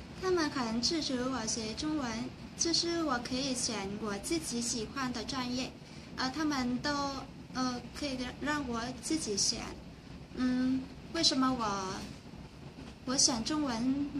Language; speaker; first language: Chinese; non-native, learner; Vietnamese